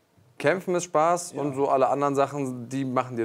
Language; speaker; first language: German; native; German